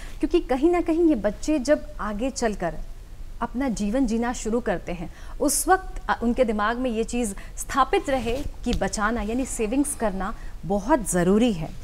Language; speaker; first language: Hindi; native; Hindi